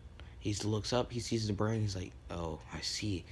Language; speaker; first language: English; native; English